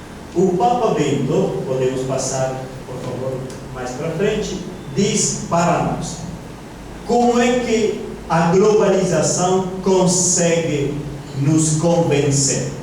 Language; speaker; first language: Portuguese; non-native, fluent; Italian